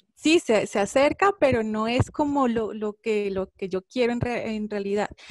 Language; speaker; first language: Spanish; native; Spanish